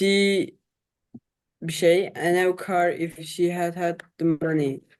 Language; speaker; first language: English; non-native, learner; Turkish